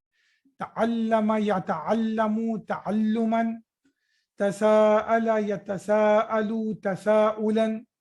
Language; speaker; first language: Arabic; non-native, fluent; Urdu